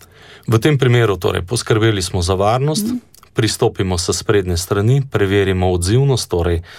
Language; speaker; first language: Slovenian; native; Slovenian